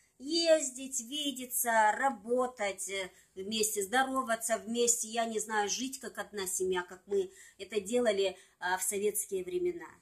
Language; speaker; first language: Russian; non-native, local second language; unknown